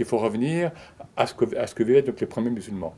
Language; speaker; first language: French; native; French